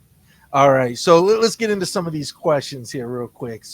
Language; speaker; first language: English; native; English